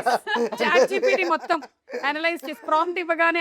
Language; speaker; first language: Telugu; native; Telugu